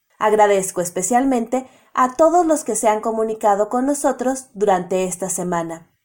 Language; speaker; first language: Spanish; native; Spanish